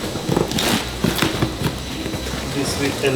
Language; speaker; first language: English; non-native, learner; Russian